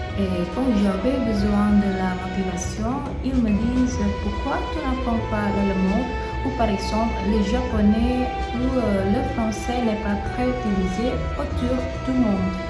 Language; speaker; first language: French; non-native, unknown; Indonesian